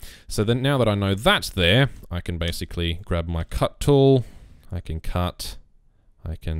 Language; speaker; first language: English; native; English